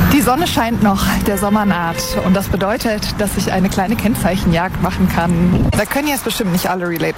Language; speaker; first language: German; native; German